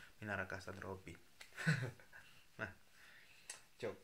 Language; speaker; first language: Finnish; non-native, learner; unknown